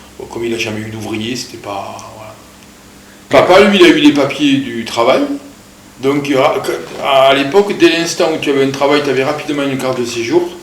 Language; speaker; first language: French; early bilingual, other home language; Portuguese